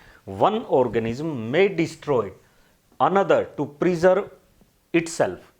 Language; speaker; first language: Hindi; native; Hindi